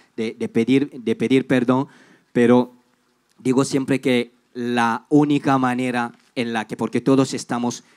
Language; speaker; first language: Spanish; non-native, fluent; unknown